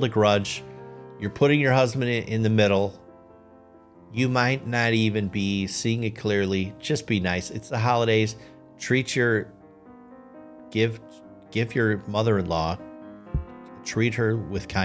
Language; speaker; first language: English; native; English